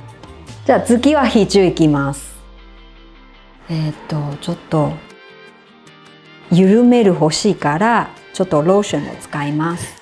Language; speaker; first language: Japanese; non-native, fluent; Chinese